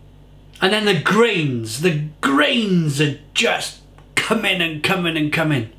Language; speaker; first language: English; native; English